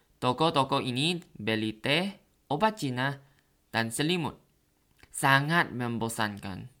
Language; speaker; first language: Indonesian; non-native, learner; Thai